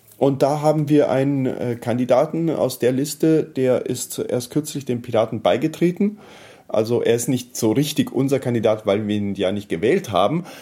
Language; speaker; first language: German; early bilingual, heritage; German